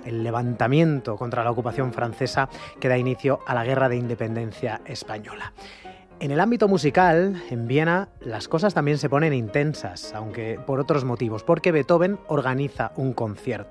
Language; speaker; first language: Spanish; native; Spanish